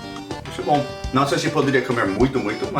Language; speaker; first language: Portuguese; non-native, fluent; English